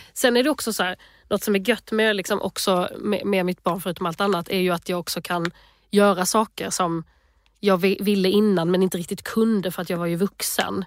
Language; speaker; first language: Swedish; native; Swedish